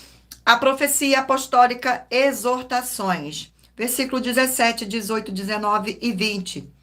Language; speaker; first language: Portuguese; native; Portuguese